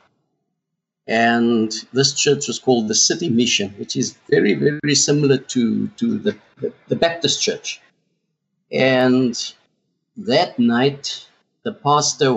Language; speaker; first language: English; non-native, local second language; Afrikaans